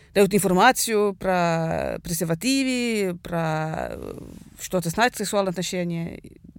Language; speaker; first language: Russian; non-native, fluent; Swedish